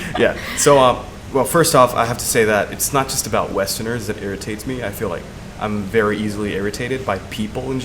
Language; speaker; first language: English; non-native, fluent; Thai